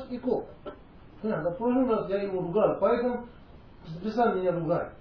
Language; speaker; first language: Russian; non-native, learner; Tibetan